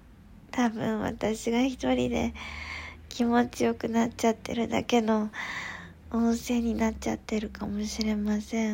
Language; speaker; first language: Japanese; native; Japanese